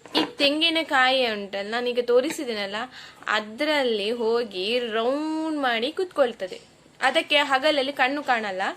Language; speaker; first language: Kannada; non-native, local second language; Tulu